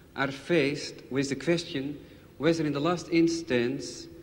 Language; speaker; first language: English; non-native, fluent; Dutch